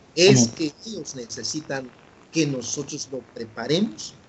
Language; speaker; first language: Spanish; non-native, local second language; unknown